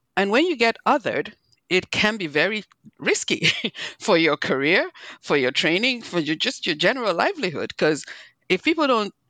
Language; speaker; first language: English; non-native, local second language; Igbo